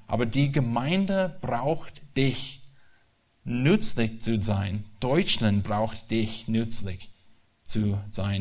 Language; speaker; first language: German; non-native, learner; English